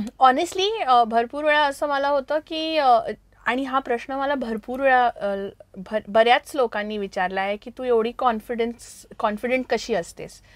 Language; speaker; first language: Marathi; early bilingual, heritage; Marathi